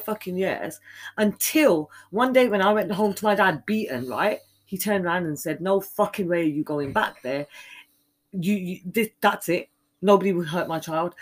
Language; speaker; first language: English; native; English